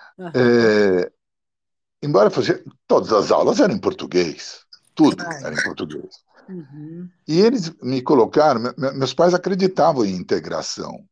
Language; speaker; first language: Portuguese; early bilingual, other home language; Italian